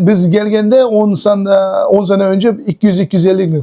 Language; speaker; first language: Turkish; non-native, learner; Uyghur